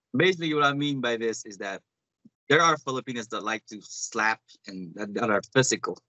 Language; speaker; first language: English; non-native, local second language; Cebuano